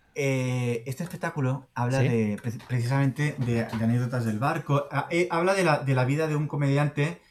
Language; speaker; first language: Spanish; native; Spanish